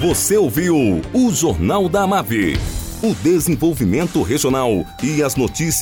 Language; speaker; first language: Portuguese; native; Portuguese